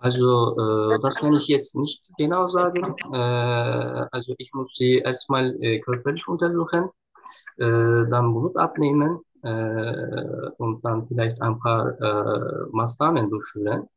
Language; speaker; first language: German; non-native, learner; Turkish